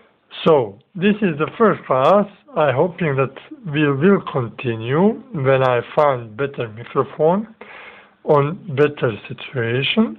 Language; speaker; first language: English; non-native, learner; Bosnian